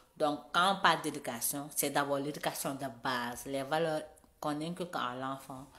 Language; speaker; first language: French; non-native, local second language; Wolof